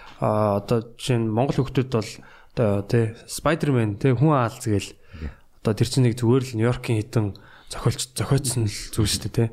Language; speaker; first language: Mongolian; native; Mongolian